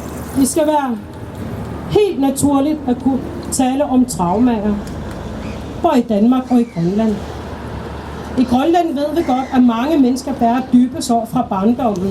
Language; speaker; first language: Danish; non-native, local second language; Kalaallisut